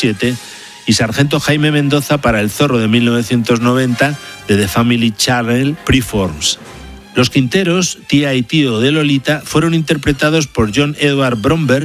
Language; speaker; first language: Spanish; native; Spanish